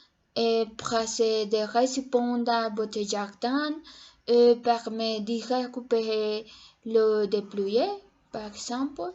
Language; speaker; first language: French; non-native, learner; Spanish